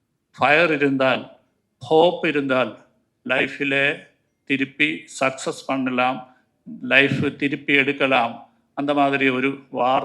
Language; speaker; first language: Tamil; non-native, learner; Malayalam